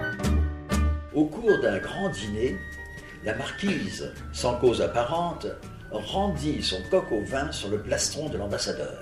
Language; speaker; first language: French; native; French